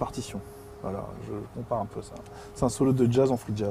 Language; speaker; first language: French; native; French